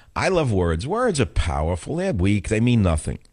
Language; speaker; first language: English; native; English